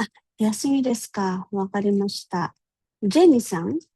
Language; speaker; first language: Japanese; non-native, fluent; Filipino